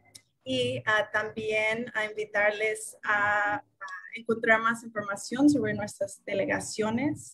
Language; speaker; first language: Spanish; non-native, fluent; English